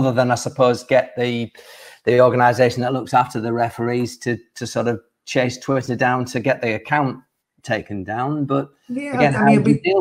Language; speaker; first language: English; native; English